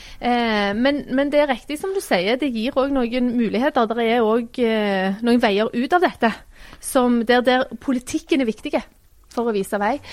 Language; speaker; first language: Norwegian; native; Norwegian